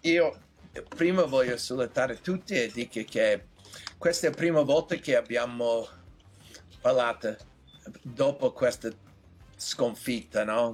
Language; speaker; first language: Italian; non-native, fluent; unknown